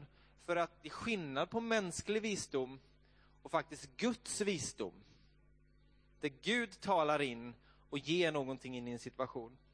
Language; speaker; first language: Swedish; native; Swedish